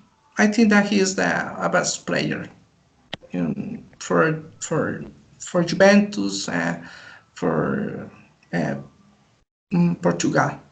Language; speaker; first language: English; non-native, learner; Spanish